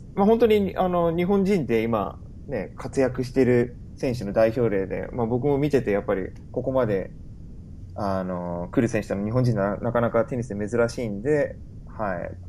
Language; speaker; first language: Japanese; native; Japanese